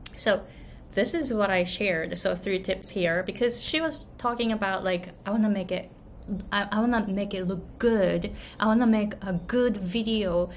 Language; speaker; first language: English; non-native, fluent; Japanese